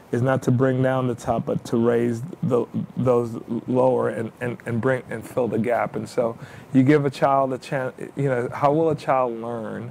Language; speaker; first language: English; native; English